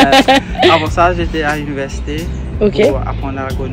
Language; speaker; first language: French; non-native, local second language; Morisyen